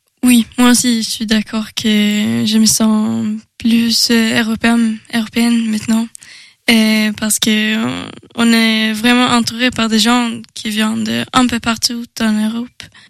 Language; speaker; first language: French; non-native, learner; Swedish